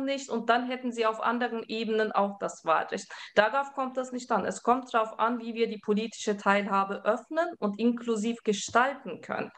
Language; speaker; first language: German; early bilingual, other home language; Turkish